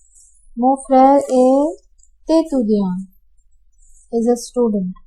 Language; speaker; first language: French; non-native, fluent; Hindi